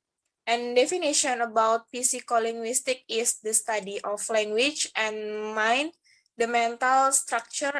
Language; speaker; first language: English; non-native, learner; Indonesian